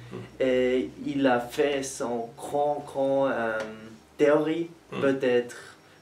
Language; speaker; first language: French; non-native, learner; German